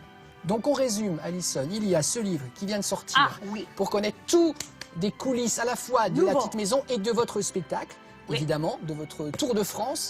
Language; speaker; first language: French; native; French